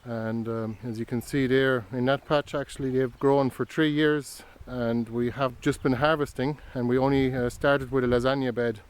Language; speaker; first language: English; native; English